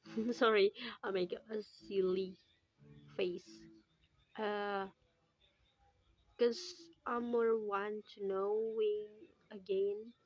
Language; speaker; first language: English; non-native, local second language; Indonesian